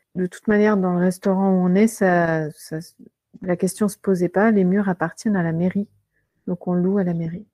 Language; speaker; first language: French; native; French